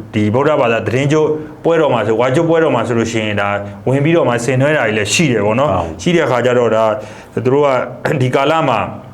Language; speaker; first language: Burmese; native; Burmese